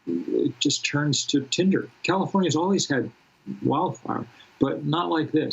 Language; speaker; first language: English; native; English